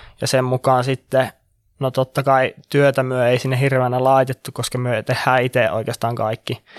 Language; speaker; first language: Finnish; native; Finnish